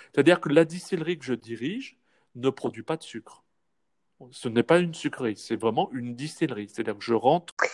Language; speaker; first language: French; native; French